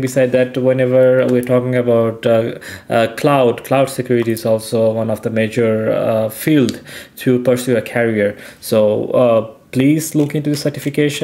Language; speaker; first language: English; non-native, local second language; Bangla